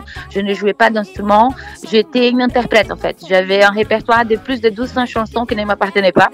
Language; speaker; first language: French; non-native, fluent; Portuguese